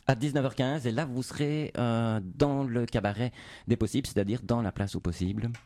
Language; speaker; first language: French; native; French